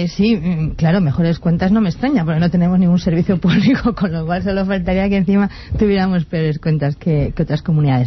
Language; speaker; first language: Spanish; native; Spanish